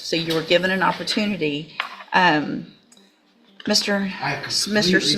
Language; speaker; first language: English; native; English